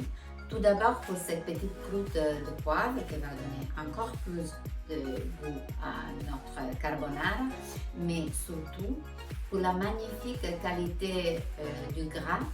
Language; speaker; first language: French; non-native, fluent; Italian